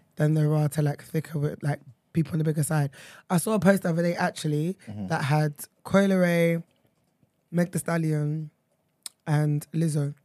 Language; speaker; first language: English; early bilingual, other home language; Akan